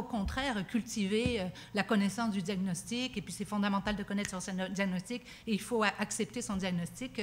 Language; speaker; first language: French; native; French